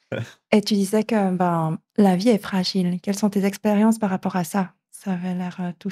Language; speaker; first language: French; native; French